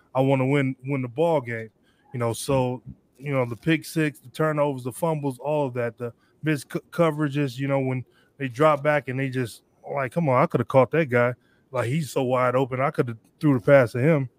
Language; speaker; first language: English; native; English